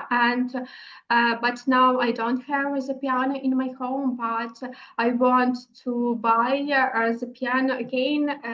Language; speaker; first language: English; non-native, learner; Ukrainian